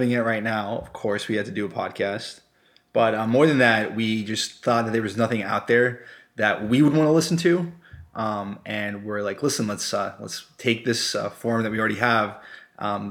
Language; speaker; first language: English; non-native, fluent; Spanish